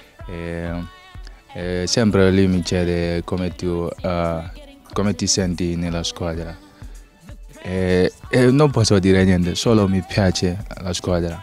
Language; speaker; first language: Italian; non-native, learner; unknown